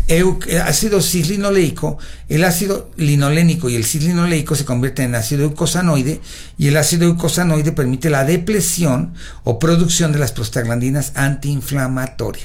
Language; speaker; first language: Spanish; native; Spanish